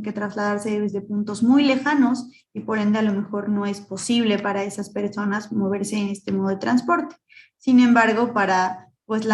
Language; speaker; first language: Spanish; native; Spanish